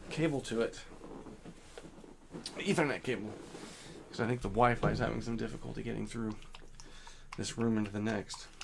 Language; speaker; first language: English; native; English